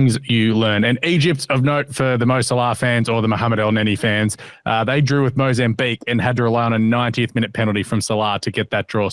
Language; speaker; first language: English; native; English